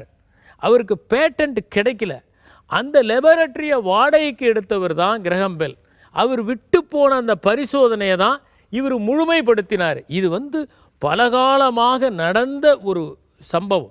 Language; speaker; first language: Tamil; native; Tamil